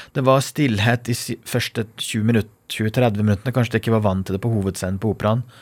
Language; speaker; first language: Norwegian; non-native, fluent; Persian